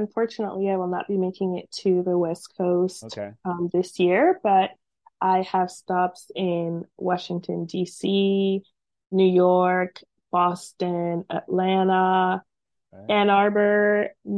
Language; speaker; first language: English; non-native, fluent; French